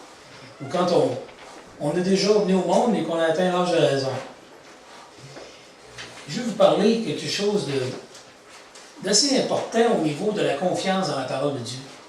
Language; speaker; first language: French; native; French